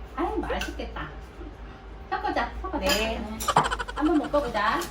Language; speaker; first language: Korean; non-native, learner; Vietnamese